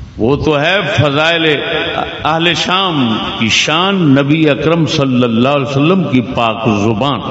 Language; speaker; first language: Urdu; non-native, local second language; Punjabi